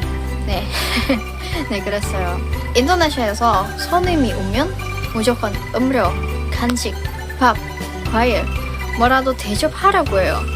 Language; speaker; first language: Korean; non-native, fluent; Indonesian